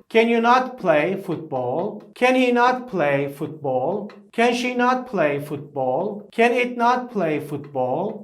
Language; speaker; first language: English; non-native, fluent; Turkish